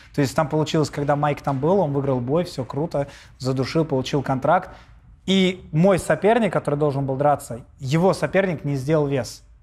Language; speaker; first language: Russian; native; Russian